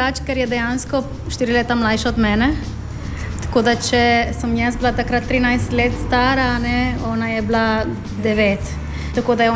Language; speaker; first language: Slovenian; non-native, fluent; Spanish